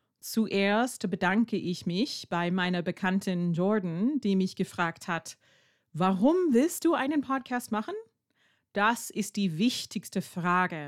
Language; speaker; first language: German; non-native, fluent; English